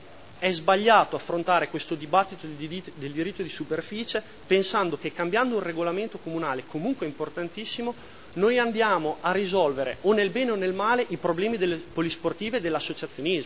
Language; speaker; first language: Italian; native; Italian